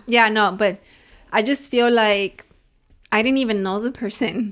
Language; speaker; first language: English; early bilingual, other home language; Spanish